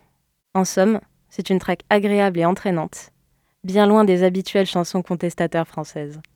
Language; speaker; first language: French; native; French